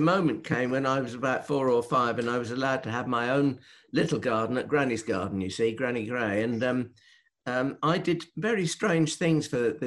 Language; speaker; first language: English; native; English